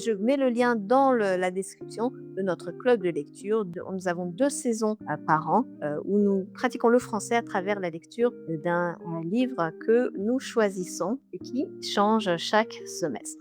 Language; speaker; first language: French; native; French